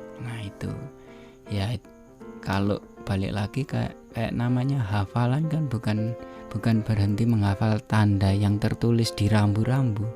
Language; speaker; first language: Indonesian; native; Indonesian